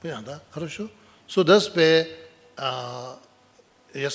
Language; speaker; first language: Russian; non-native, learner; Tibetan